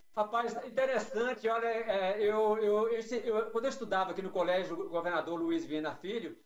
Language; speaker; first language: Portuguese; native; Portuguese